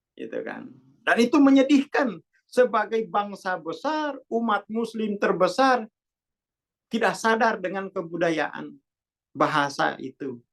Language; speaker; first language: Indonesian; non-native, local second language; Javanese